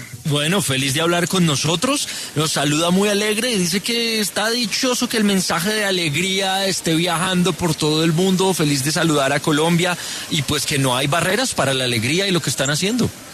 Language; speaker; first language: Spanish; native; Spanish